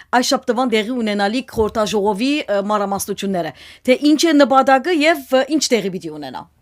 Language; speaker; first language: Armenian; native; Armenian